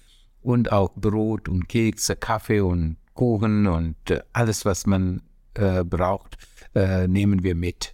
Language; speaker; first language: German; non-native, fluent; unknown